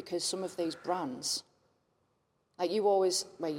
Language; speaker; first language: English; native; English